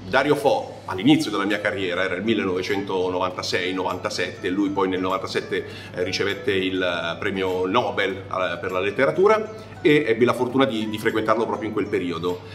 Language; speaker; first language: Italian; native; Italian